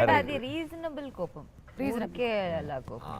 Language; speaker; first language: Telugu; non-native, learner; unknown